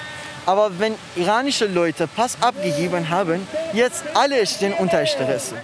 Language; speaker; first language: German; non-native, learner; Persian